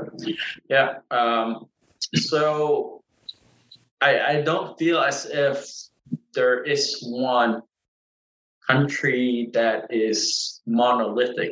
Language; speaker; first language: English; native; English